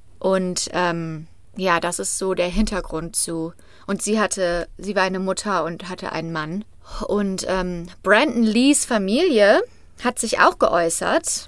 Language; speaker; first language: German; native; German